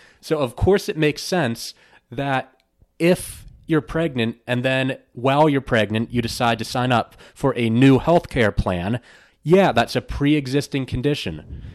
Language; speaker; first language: English; native; English